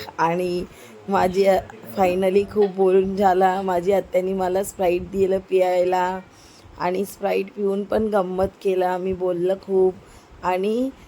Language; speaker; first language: Marathi; non-native, local second language; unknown